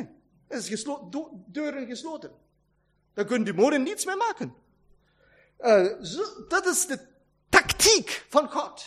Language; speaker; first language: Dutch; non-native, learner; German